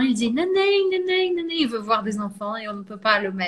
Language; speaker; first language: French; non-native, fluent; Portuguese